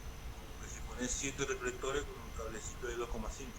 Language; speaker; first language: Spanish; native; Spanish